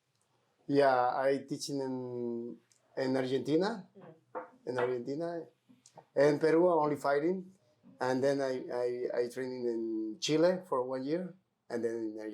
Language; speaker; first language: English; non-native, learner; Spanish